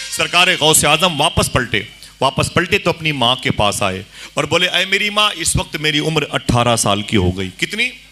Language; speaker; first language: Hindi; native; Hindi